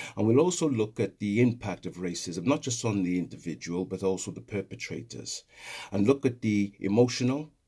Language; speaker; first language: English; native; English